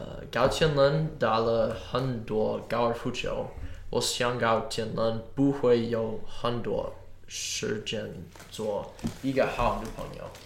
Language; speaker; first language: Chinese; non-native, learner; English